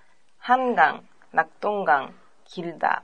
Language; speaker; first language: Korean; non-native, learner; Japanese